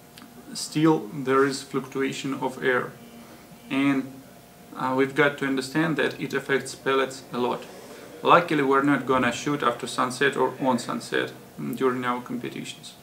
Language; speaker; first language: English; non-native, fluent; Russian